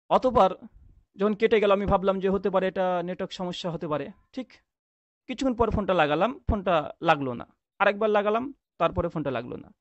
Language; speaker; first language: Bangla; native; Bangla